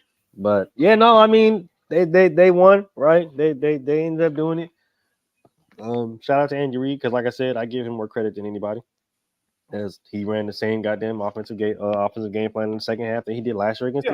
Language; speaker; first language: English; native; English